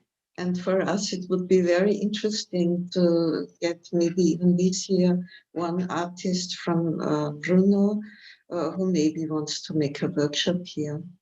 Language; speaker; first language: English; non-native, fluent; German